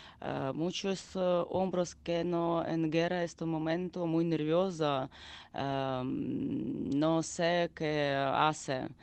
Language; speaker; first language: Spanish; non-native, learner; Ukrainian